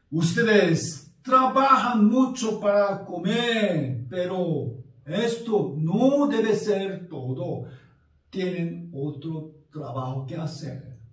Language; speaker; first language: Spanish; non-native, fluent; Korean